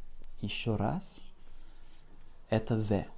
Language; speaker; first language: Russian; non-native, fluent; French